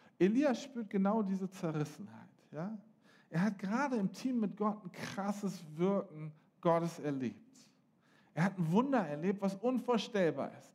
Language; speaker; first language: German; native; German